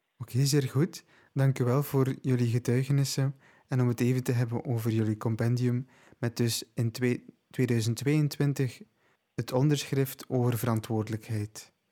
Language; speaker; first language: Dutch; native; Dutch